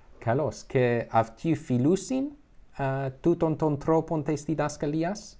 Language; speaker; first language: Greek; non-native, learner; English